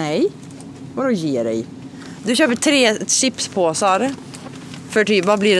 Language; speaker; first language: Swedish; native; Swedish